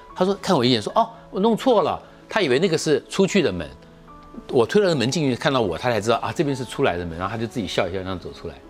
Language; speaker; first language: Chinese; native; Chinese